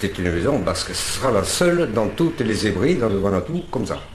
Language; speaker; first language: French; native; French